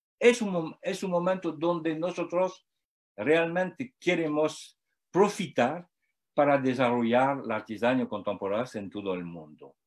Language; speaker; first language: Spanish; non-native, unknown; French